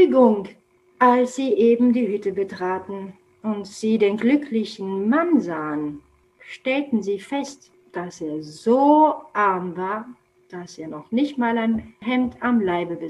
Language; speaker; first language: German; non-native, fluent; Romanian